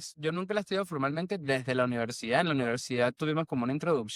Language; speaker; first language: Spanish; native; Spanish